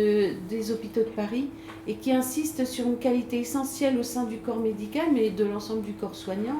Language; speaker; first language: French; native; French